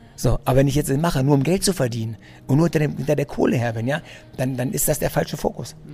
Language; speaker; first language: German; early bilingual, other home language; Greek